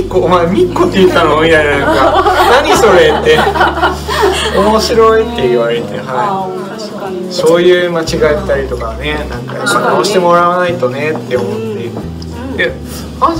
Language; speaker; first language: Japanese; non-native, fluent; Dutch